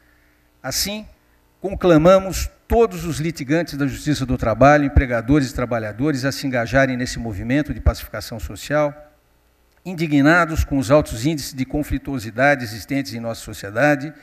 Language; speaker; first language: Portuguese; native; Portuguese